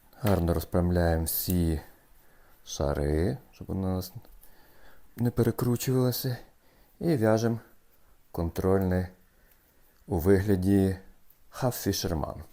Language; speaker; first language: Ukrainian; native; Ukrainian